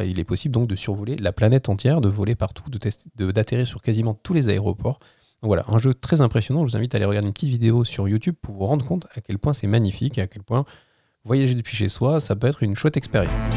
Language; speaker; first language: French; native; French